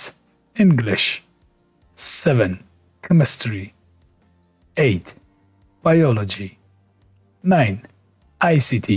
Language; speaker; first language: English; non-native, fluent; Persian